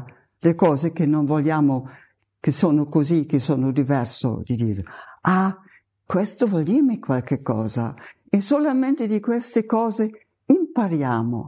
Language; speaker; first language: Italian; non-native, fluent; German